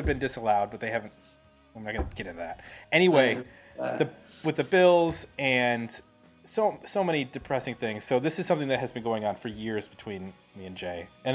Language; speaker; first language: English; native; English